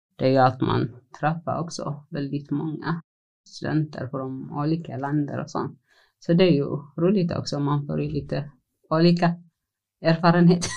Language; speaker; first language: Swedish; non-native, fluent; Tigrinya